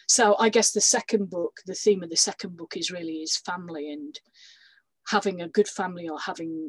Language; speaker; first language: English; native; English